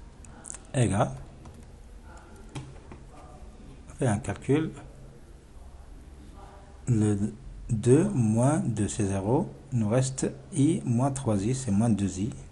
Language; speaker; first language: French; non-native, local second language; Arabic